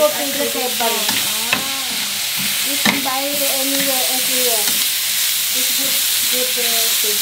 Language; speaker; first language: English; non-native, learner; Indonesian